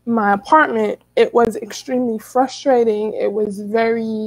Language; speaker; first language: English; native; English